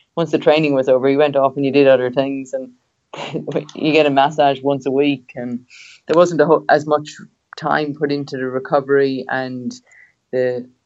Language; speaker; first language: English; native; English